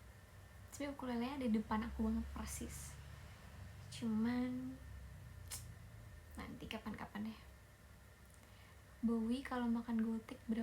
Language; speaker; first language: Indonesian; native; Indonesian